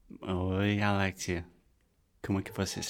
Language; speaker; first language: Portuguese; non-native, fluent; English